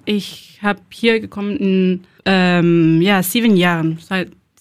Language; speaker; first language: German; non-native, learner; Spanish